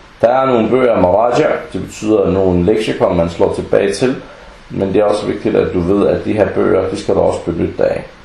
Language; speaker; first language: Danish; early bilingual, other home language; Arabic